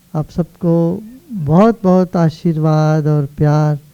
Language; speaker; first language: Hindi; non-native, local second language; Kannada